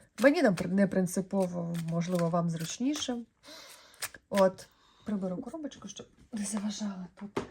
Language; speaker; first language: Ukrainian; non-native, local second language; Russian